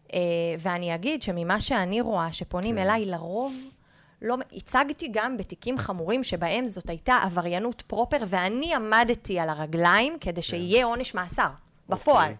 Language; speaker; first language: Hebrew; native; Hebrew